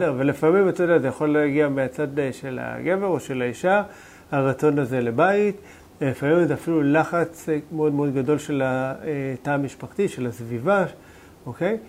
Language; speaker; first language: Hebrew; native; Hebrew